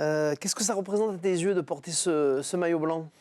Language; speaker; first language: French; native; French